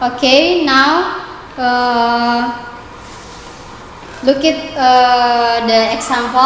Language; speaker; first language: English; non-native, learner; Indonesian